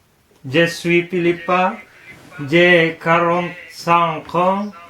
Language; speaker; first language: French; non-native, learner; Filipino